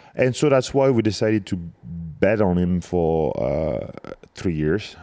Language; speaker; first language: English; non-native, fluent; French